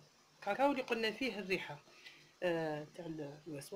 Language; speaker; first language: Arabic; native; Arabic